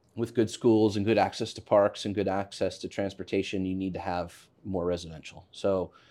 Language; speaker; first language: English; native; English